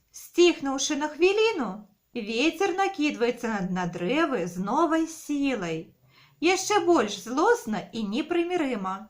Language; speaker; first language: Belarusian; non-native, local second language; Russian